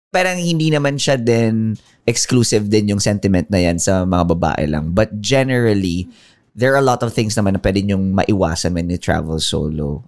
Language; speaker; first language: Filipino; non-native, local second language; Waray